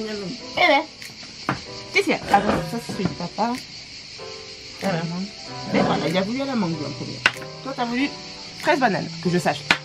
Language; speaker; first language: French; native; French